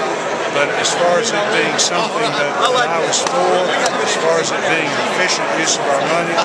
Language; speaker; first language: English; native; English